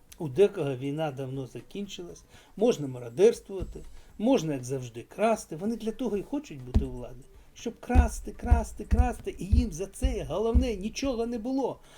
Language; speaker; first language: Ukrainian; non-native, local second language; Russian